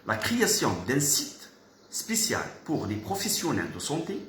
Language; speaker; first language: French; non-native, local second language; Arabic